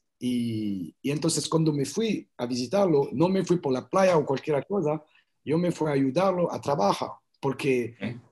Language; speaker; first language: Spanish; non-native, learner; French